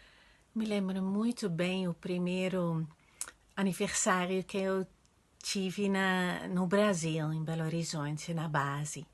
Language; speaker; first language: Portuguese; non-native, fluent; Dutch